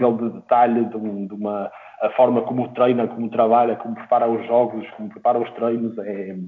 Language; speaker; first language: Portuguese; native; Portuguese